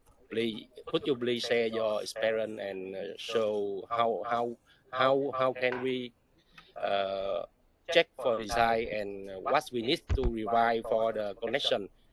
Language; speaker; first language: English; non-native, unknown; Vietnamese